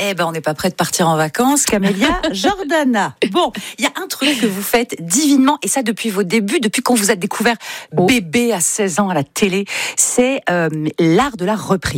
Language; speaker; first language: French; native; French